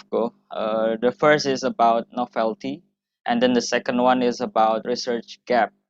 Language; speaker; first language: English; non-native, fluent; Indonesian